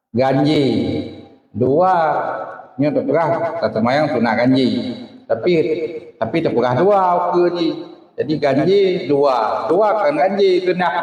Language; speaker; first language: Malay; non-native, local second language; Achinese